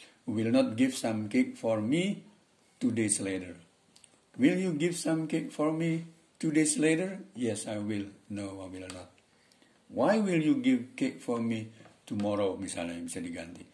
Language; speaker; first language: English; non-native, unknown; Indonesian